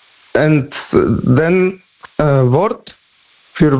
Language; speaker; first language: German; non-native, learner; Polish